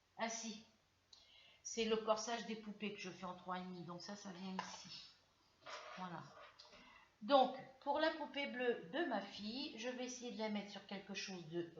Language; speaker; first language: French; native; French